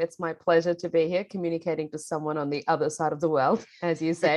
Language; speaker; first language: English; non-native, local second language; Bangla